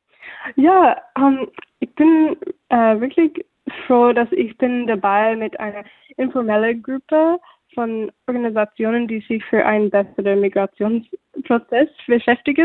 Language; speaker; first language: German; non-native, fluent; English